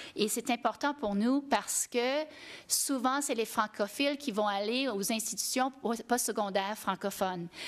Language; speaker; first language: French; non-native, fluent; English